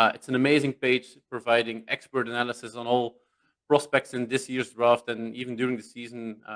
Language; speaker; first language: English; non-native, fluent; Dutch